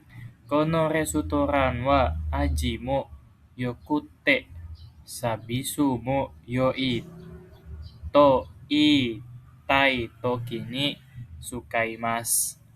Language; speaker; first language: Japanese; non-native, learner; Indonesian